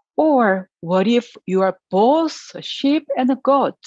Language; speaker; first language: English; non-native, fluent; Korean